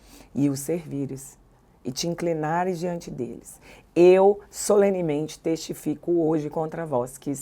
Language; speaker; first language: Portuguese; native; Portuguese